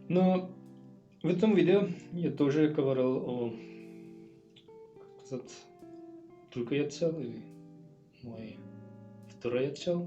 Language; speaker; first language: Russian; non-native, learner; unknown